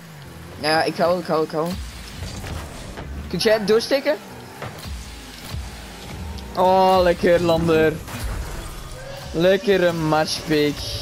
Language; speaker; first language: Dutch; native; Dutch